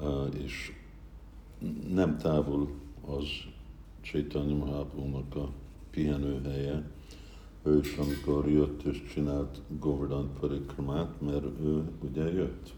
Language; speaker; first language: Hungarian; early bilingual, heritage; Hungarian